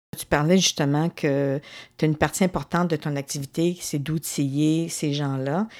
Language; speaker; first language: French; native; French